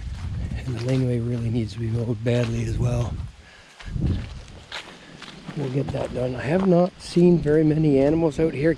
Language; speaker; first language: English; native; English